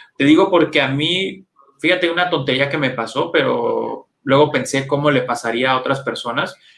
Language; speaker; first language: Spanish; native; Spanish